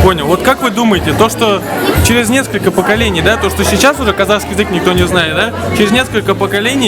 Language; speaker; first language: Russian; native; Russian